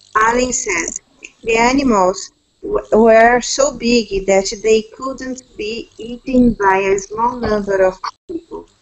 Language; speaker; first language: English; non-native, learner; Portuguese